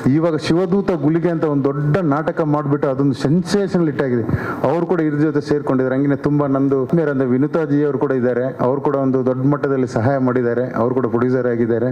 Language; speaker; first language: Kannada; non-native, local second language; Tulu